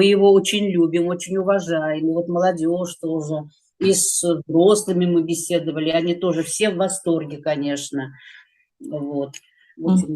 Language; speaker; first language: Russian; native; Russian